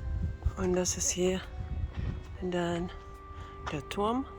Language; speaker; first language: German; non-native, fluent; Finnish